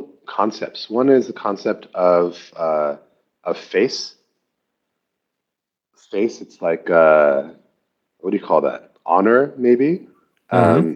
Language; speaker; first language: English; native; English